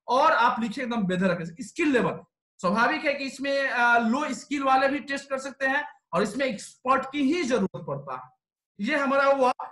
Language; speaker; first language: Hindi; native; Hindi